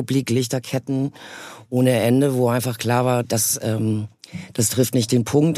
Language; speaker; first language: German; native; German